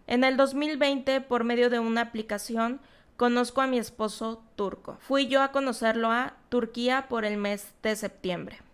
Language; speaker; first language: Spanish; native; Spanish